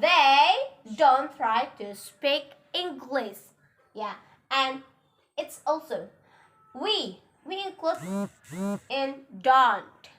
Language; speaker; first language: English; non-native, learner; Indonesian